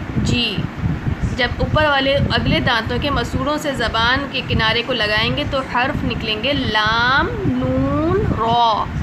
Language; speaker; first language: Urdu; native; Urdu